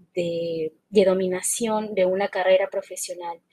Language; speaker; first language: Spanish; native; Spanish